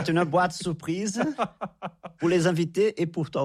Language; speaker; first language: French; non-native, fluent; Portuguese